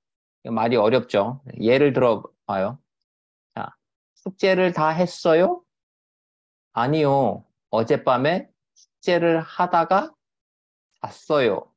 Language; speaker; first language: Korean; native; Korean